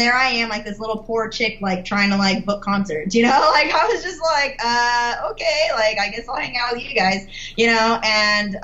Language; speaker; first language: English; native; English